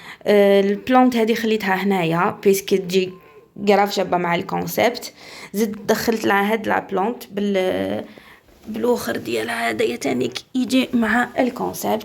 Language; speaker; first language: Arabic; native; Arabic